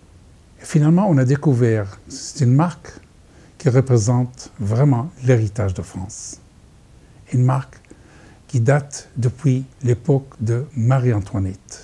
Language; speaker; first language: French; non-native, fluent; Arabic